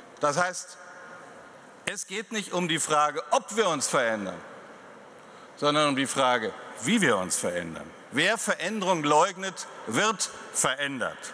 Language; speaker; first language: German; native; German